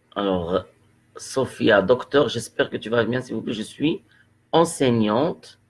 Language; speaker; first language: French; non-native, local second language; Arabic